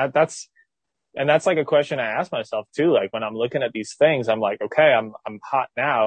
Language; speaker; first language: English; native; English